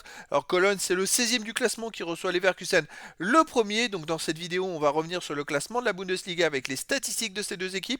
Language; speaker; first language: French; native; French